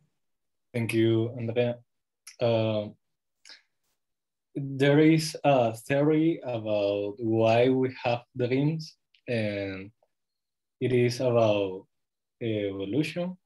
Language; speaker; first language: English; non-native, learner; Spanish